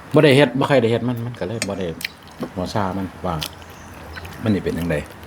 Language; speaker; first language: Thai; native; Thai